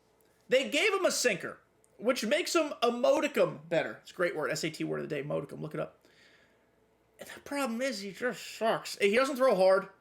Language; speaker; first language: English; native; English